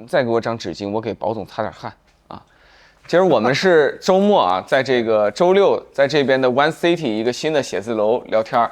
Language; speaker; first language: Chinese; native; Chinese